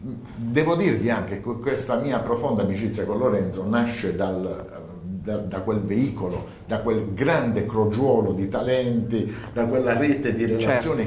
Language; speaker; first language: Italian; native; Italian